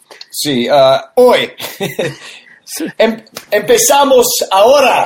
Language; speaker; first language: Spanish; non-native, learner; English